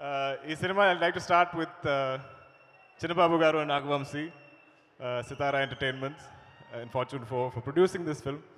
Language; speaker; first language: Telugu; non-native, learner; Malayalam